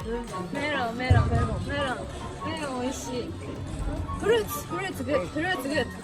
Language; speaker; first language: Japanese; non-native, learner; Chinese